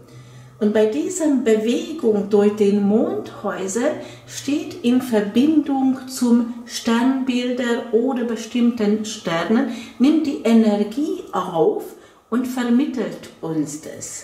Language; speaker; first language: German; non-native, fluent; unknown